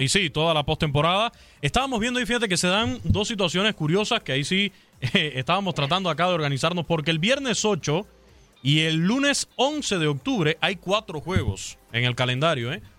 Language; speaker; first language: Spanish; native; Spanish